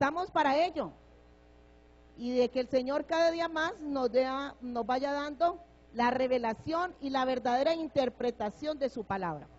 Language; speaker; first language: Spanish; native; Spanish